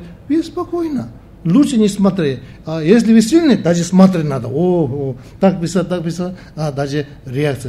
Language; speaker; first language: Russian; non-native, learner; Tibetan